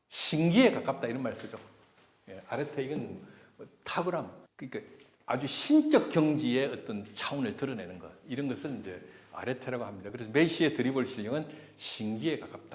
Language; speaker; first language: Korean; native; Korean